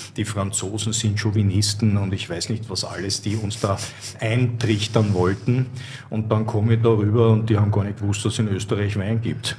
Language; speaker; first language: German; native; German